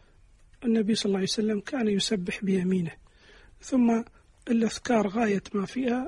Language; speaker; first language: Arabic; native; Arabic